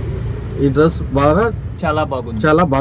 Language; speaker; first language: Telugu; non-native, learner; Kannada